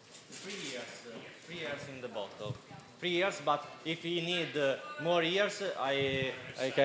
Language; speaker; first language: English; non-native, learner; Italian